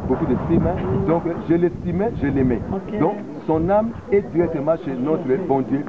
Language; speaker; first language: French; non-native, local second language; Lingala